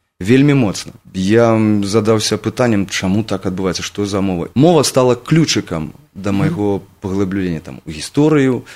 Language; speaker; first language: Belarusian; non-native, local second language; Russian